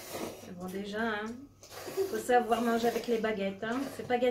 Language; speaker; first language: French; native; French